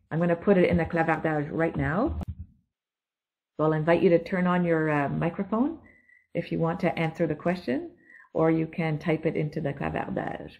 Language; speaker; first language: English; native; English